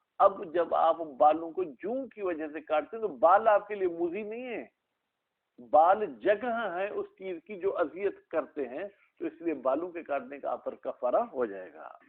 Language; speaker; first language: Urdu; non-native, local second language; Sindhi